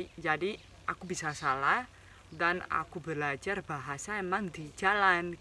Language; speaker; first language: Indonesian; non-native, fluent; Spanish